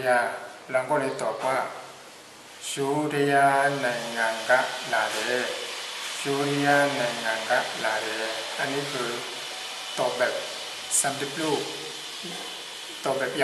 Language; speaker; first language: Thai; native; Thai